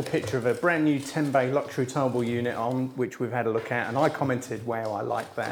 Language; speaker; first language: English; native; English